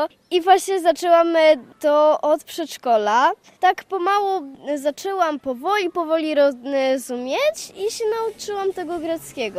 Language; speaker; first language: Polish; early bilingual, heritage; Polish